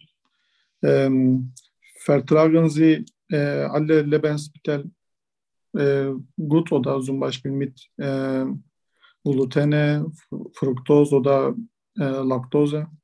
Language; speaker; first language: German; non-native, learner; Turkish